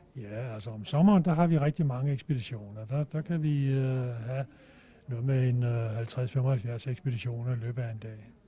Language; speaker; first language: Danish; native; Danish